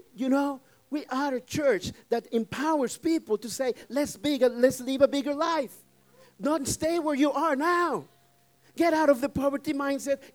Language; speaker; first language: English; non-native, fluent; Spanish